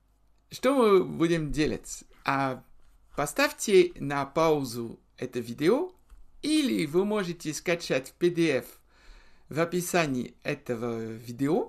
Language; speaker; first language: Russian; non-native, fluent; French